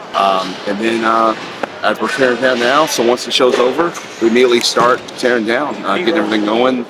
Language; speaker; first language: English; native; English